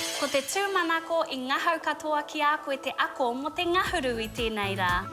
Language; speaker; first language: Māori; native; Māori